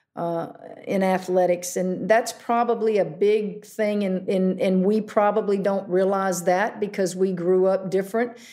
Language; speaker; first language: English; native; English